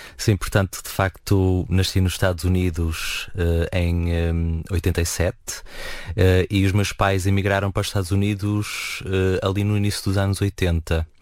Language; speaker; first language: Portuguese; native; Portuguese